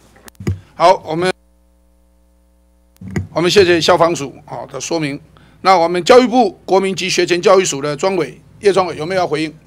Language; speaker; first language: Chinese; native; Chinese